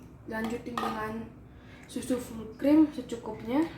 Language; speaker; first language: Indonesian; native; Indonesian